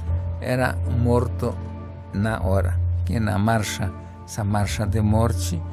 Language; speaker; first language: Portuguese; non-native, fluent; Polish